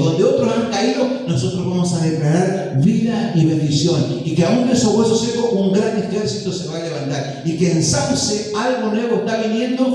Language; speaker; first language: Spanish; native; Spanish